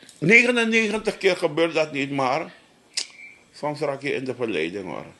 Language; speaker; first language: Dutch; native; Dutch